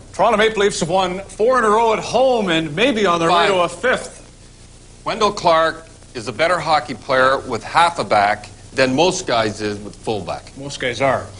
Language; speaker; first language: English; native; English